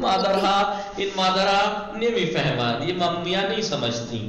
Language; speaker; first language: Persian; non-native, fluent; Urdu